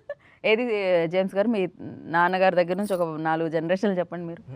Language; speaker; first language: Telugu; native; Telugu